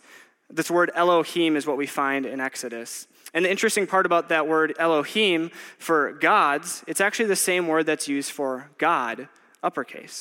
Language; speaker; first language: English; native; English